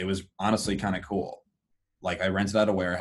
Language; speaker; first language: English; native; English